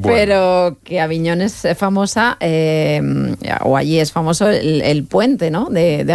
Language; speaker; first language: Spanish; native; Spanish